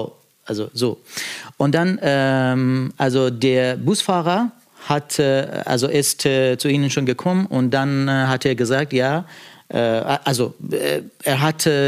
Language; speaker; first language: German; non-native, fluent; Persian